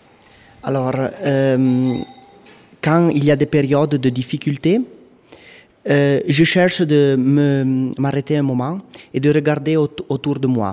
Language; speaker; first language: French; non-native, local second language; Italian